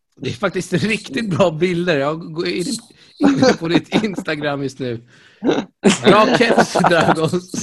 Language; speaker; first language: Swedish; native; Swedish